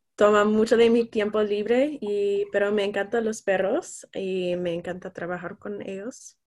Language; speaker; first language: Spanish; non-native, fluent; English